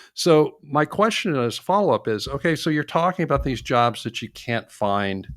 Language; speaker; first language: English; native; English